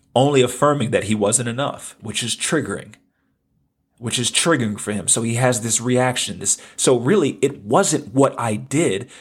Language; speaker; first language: English; native; English